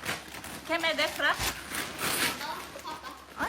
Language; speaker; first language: Norwegian; non-native, learner; Filipino